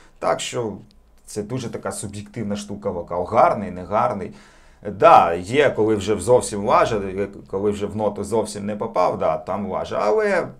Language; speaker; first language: Ukrainian; non-native, local second language; Russian